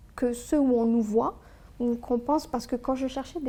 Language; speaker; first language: French; non-native, local second language; Arabic